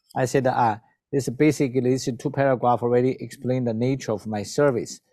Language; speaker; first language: English; non-native, learner; Chinese